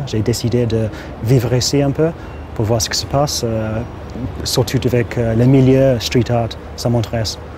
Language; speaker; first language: French; non-native, fluent; English